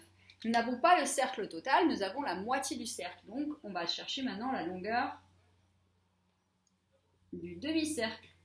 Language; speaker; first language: French; native; French